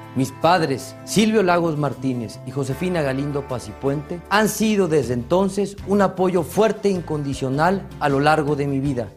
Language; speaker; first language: Spanish; native; Spanish